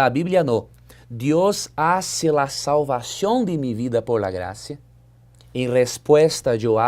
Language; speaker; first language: Spanish; non-native, fluent; Portuguese